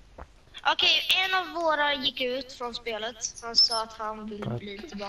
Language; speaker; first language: Swedish; non-native, learner; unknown